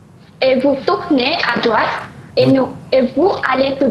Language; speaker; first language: French; non-native, learner; Malay